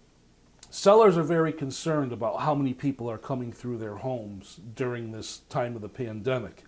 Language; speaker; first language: English; native; English